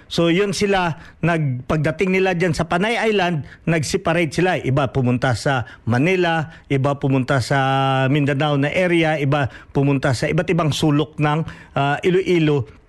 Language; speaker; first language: Filipino; non-native, local second language; Hiligaynon